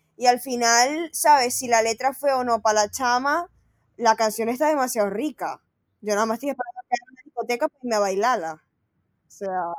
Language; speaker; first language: Spanish; native; Spanish